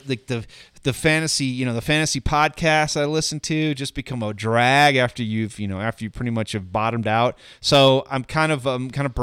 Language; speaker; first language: English; native; English